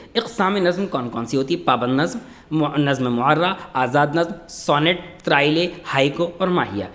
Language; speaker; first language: Urdu; native; Urdu